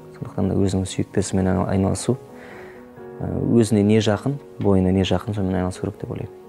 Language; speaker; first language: Kazakh; native; Kazakh